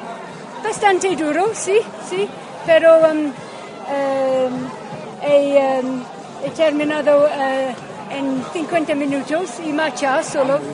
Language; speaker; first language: Spanish; non-native, learner; English